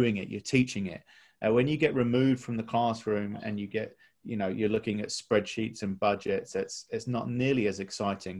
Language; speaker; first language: English; native; English